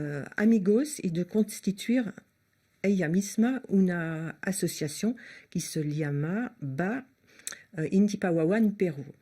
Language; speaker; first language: Spanish; non-native, fluent; French